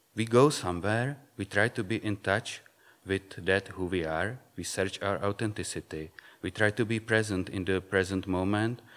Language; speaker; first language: English; non-native, fluent; Czech